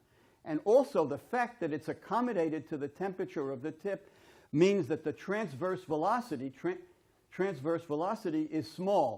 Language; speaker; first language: English; native; English